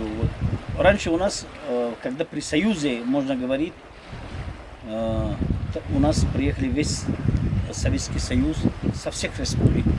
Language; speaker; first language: Russian; non-native, local second language; Tajik